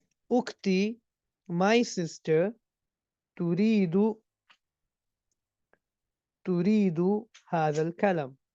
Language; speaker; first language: Arabic; non-native, fluent; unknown